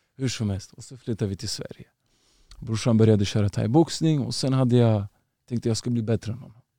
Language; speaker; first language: Swedish; early bilingual, other home language; Uzbek